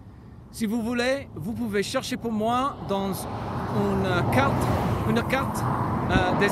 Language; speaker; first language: French; non-native, learner; English